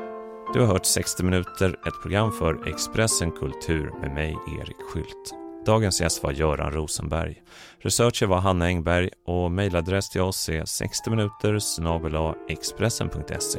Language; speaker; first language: Swedish; native; Swedish